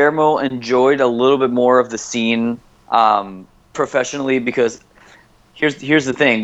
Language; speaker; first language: English; non-native, fluent; Spanish